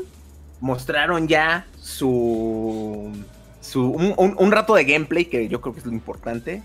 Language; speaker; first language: Spanish; native; Spanish